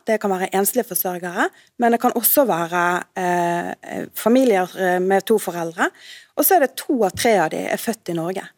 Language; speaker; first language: Norwegian; native; Norwegian